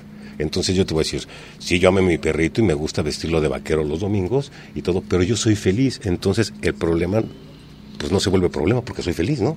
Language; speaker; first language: Spanish; native; Spanish